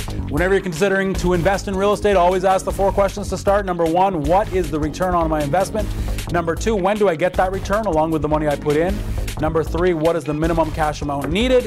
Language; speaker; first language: English; native; English